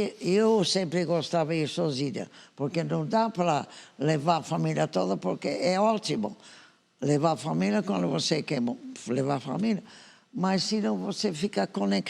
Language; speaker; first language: Portuguese; non-native, fluent; English